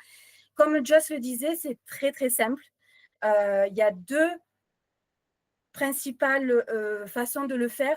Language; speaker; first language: French; native; French